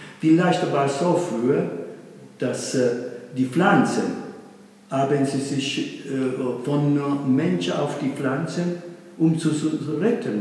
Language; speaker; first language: German; non-native, learner; Italian